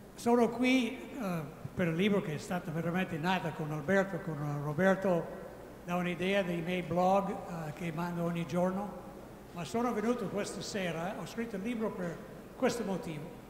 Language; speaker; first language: Italian; non-native, fluent; English